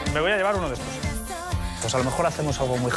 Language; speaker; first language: Spanish; native; Spanish